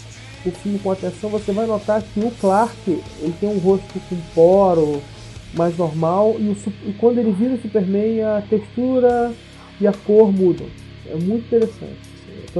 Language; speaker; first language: Portuguese; native; Portuguese